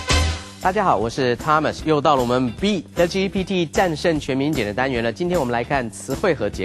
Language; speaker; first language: Chinese; native; Chinese